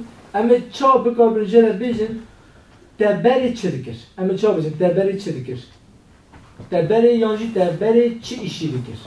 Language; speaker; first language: French; non-native, fluent; Kurdish